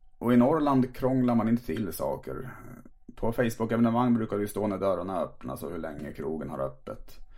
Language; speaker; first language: Swedish; native; Swedish